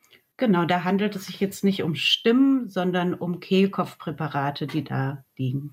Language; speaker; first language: German; native; German